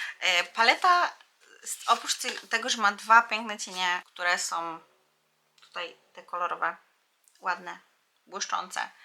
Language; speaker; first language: Polish; native; Polish